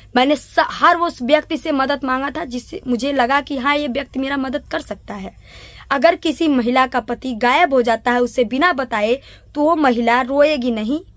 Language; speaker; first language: Hindi; native; Hindi